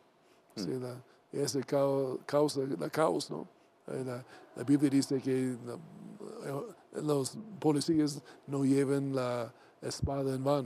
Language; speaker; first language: Spanish; non-native, learner; English